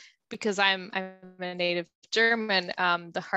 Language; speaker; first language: English; non-native, fluent; German